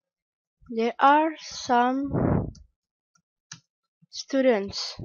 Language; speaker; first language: English; non-native, learner; Indonesian